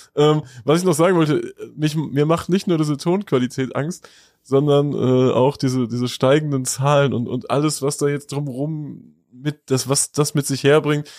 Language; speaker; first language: German; native; German